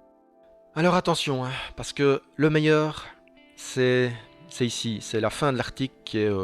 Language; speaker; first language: French; native; French